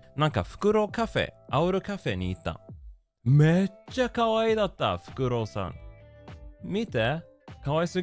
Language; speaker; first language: Japanese; non-native, learner; Swedish